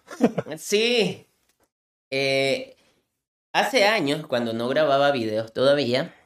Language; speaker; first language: Spanish; native; Spanish